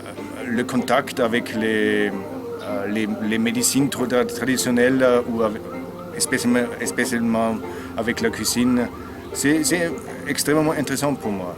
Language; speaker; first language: French; non-native, learner; German